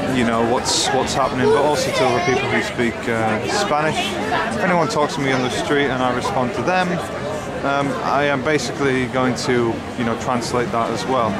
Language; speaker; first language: English; native; English